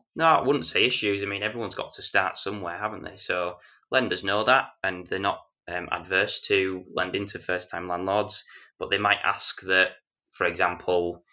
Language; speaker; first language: English; native; English